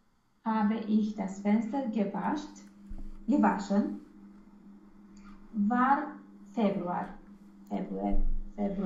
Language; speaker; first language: German; non-native, learner; Romanian